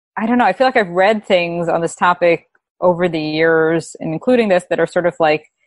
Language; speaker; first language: English; native; English